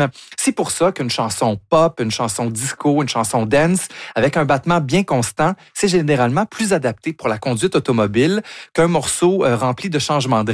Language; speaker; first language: French; native; French